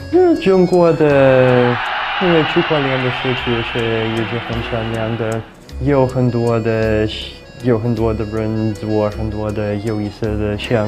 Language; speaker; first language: Chinese; non-native, fluent; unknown